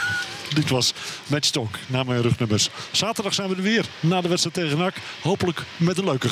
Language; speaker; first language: Dutch; native; Dutch